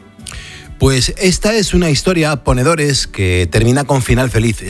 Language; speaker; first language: Spanish; native; Spanish